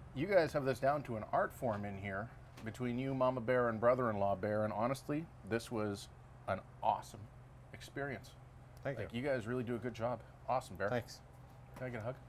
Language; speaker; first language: English; native; English